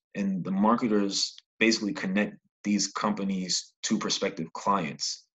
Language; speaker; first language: English; native; English